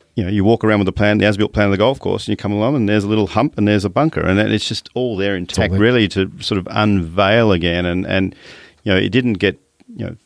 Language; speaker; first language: English; native; English